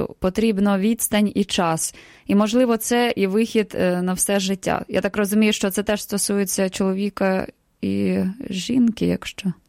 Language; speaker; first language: Ukrainian; native; Ukrainian